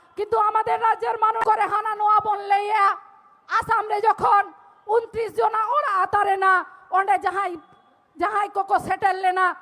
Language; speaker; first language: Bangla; non-native, local second language; Santali